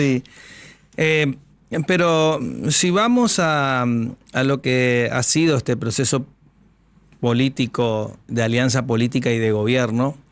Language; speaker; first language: Spanish; native; Spanish